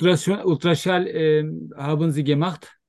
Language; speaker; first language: German; non-native, learner; Turkish